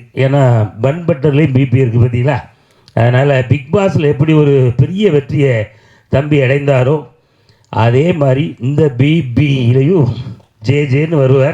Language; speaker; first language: Tamil; native; Tamil